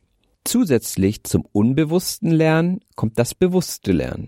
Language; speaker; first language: German; native; German